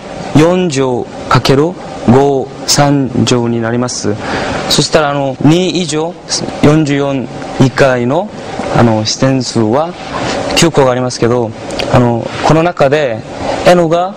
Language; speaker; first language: Japanese; non-native, fluent; Korean